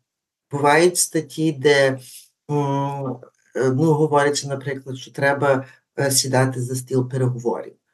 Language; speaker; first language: Ukrainian; early bilingual, heritage; Ukrainian